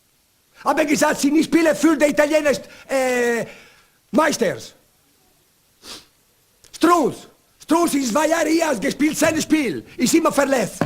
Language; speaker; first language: German; non-native, learner; Italian